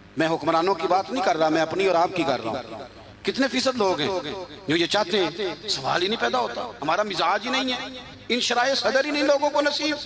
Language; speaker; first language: Urdu; non-native, local second language; Punjabi